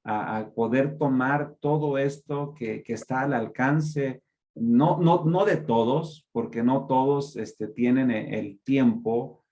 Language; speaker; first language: Spanish; native; Spanish